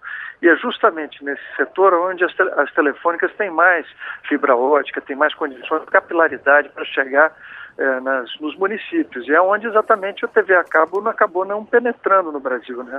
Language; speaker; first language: Portuguese; native; Portuguese